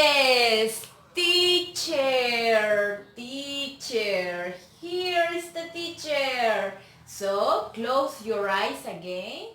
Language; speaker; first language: English; non-native, learner; Spanish